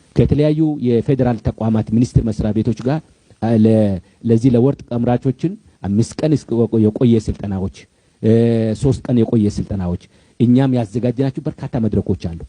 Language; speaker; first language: Amharic; non-native, local second language; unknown